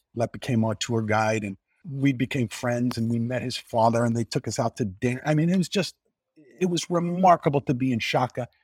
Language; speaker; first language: English; native; English